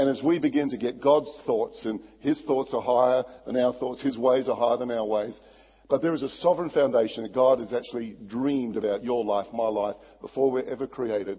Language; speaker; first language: English; native; English